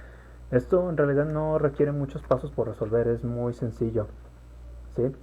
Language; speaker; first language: Spanish; native; Spanish